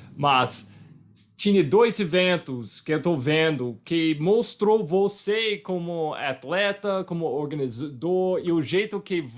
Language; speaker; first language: Portuguese; non-native, fluent; English